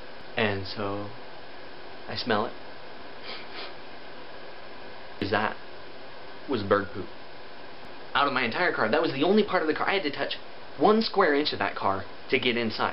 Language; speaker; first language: English; native; English